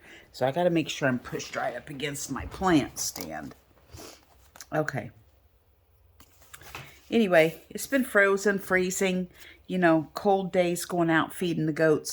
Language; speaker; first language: English; native; English